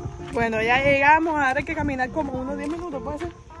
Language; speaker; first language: Spanish; native; Spanish